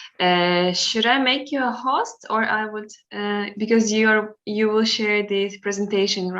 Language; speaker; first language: English; non-native, fluent; Turkish